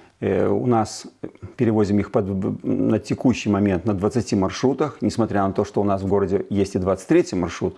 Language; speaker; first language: Russian; native; Russian